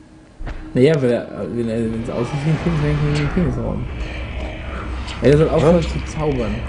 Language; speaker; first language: German; native; German